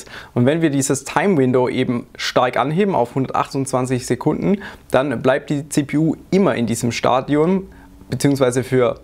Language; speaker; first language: German; native; German